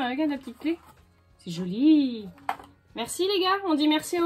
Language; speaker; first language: French; native; French